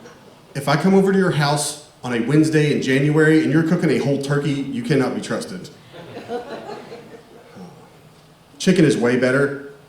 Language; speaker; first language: English; native; English